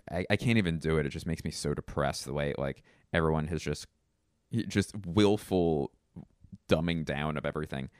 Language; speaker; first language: English; native; English